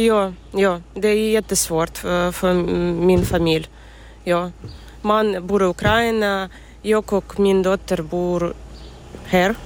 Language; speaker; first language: Swedish; non-native, learner; Ukrainian